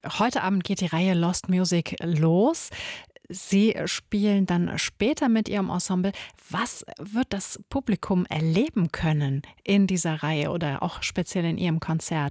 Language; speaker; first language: German; native; German